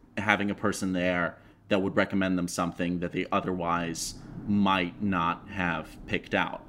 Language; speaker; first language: English; non-native, fluent; Russian